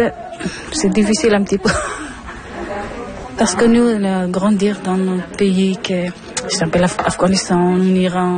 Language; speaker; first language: French; non-native, learner; Persian